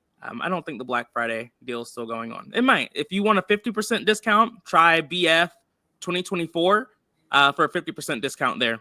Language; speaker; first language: English; native; English